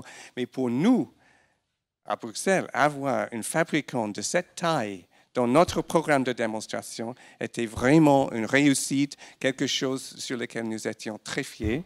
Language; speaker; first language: French; non-native, fluent; English